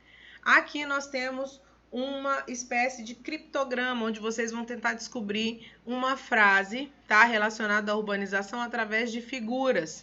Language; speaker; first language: Portuguese; native; Portuguese